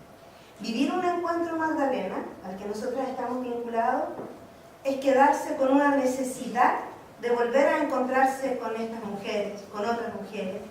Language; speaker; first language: Spanish; native; Spanish